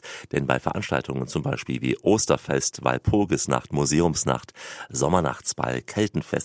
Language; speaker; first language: German; native; German